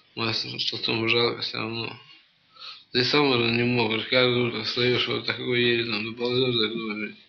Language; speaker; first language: Russian; non-native, local second language; Kyrgyz